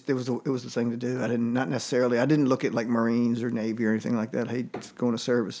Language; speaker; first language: English; native; English